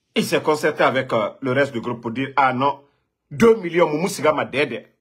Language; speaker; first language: French; non-native, local second language; Mandingo